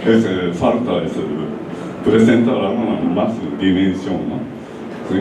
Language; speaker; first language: Spanish; non-native, learner; Japanese